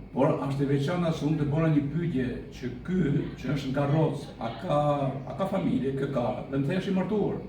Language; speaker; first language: Albanian; native; Albanian